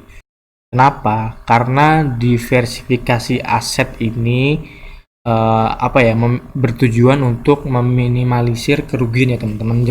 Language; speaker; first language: Indonesian; native; Indonesian